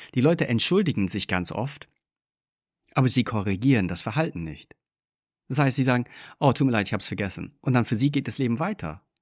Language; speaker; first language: German; non-native, fluent; English